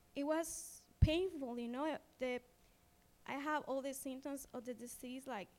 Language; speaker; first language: English; non-native, fluent; Spanish